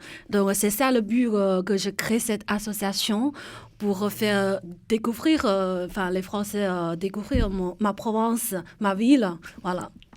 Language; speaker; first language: French; non-native, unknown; Chinese